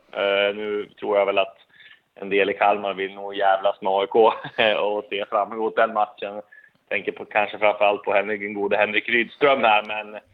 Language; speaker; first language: Swedish; native; Swedish